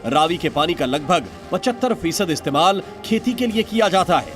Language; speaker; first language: Hindi; native; Hindi